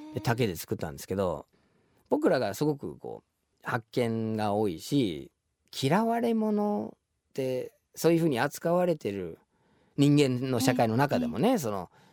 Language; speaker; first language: Japanese; non-native, fluent; English